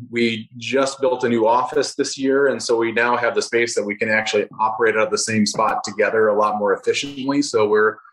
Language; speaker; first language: English; native; English